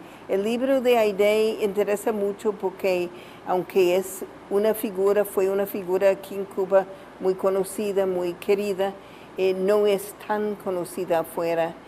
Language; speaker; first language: Spanish; non-native, fluent; English